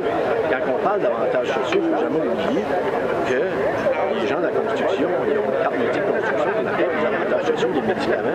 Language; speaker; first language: French; native; French